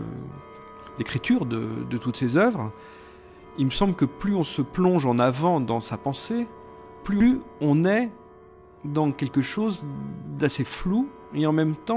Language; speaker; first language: French; native; French